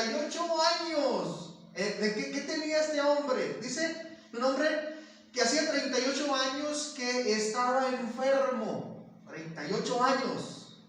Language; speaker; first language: Spanish; native; Spanish